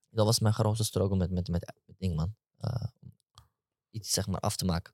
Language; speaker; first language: Dutch; early bilingual, other home language; Turkish